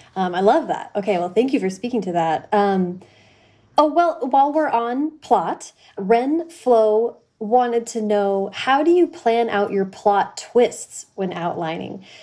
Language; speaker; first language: English; native; English